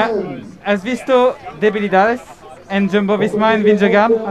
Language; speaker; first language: Spanish; non-native, learner; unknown